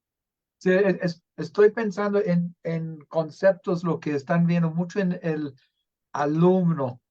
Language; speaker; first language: Spanish; non-native, fluent; English